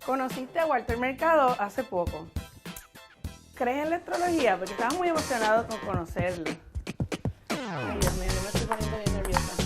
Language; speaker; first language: Spanish; native; Spanish